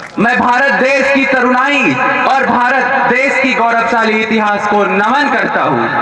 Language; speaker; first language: Hindi; native; Hindi